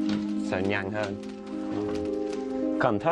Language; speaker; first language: Vietnamese; non-native, learner; English